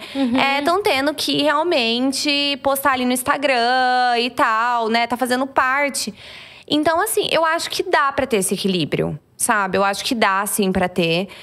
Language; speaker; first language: Portuguese; native; Portuguese